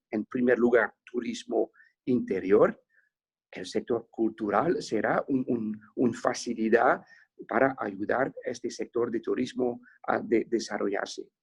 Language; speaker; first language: Spanish; non-native, fluent; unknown